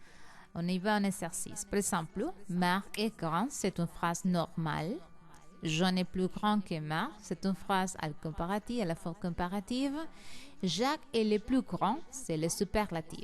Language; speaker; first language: French; non-native, learner; Spanish